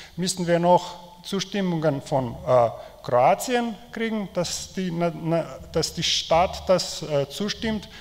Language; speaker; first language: German; non-native, fluent; Slovenian